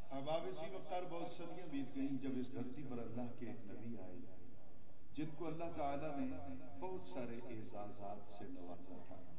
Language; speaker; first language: Urdu; non-native, local second language; Punjabi